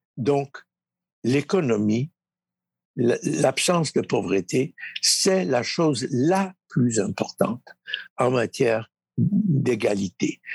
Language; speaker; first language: French; early bilingual, other home language; Polish